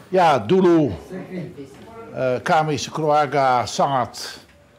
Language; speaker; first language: Indonesian; non-native, fluent; Dutch